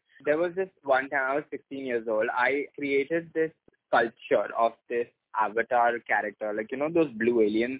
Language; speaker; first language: English; non-native, local second language; Hindi